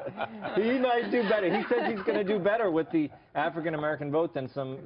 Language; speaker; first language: English; native; English